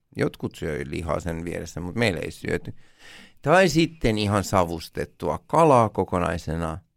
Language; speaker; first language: Finnish; early bilingual, other home language; Persian